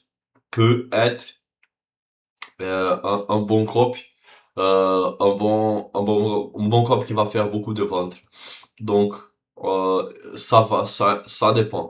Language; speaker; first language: French; non-native, learner; Portuguese